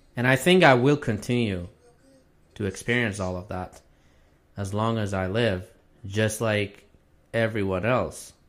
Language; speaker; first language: English; non-native, fluent; Arabic